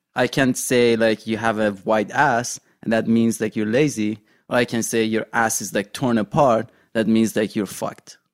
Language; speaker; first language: English; non-native, fluent; Portuguese